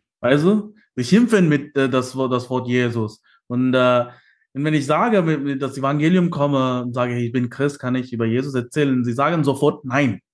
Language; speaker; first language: German; non-native, fluent; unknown